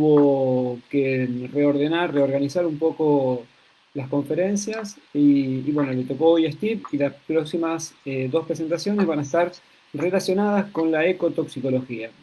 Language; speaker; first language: Spanish; native; Spanish